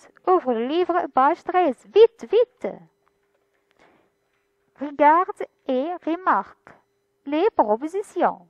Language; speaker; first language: French; non-native, fluent; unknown